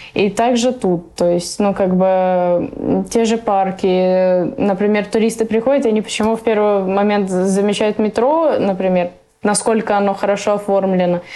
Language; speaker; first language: Russian; early bilingual, other home language; Persian